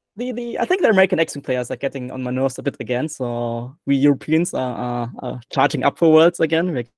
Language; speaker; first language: English; non-native, fluent; German